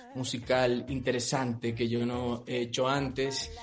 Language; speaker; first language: Spanish; native; Spanish